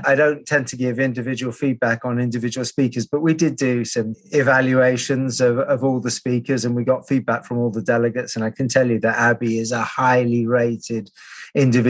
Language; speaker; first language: English; native; English